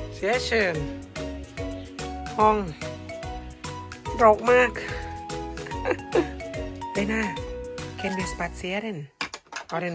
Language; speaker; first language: German; non-native, learner; Thai